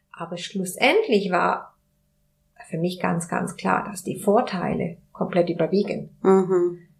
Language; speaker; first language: German; non-native, fluent; Spanish